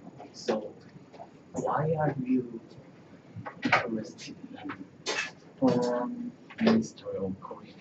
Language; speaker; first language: English; non-native, learner; Korean